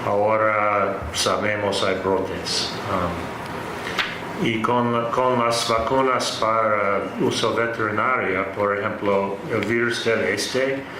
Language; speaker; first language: Spanish; non-native, fluent; English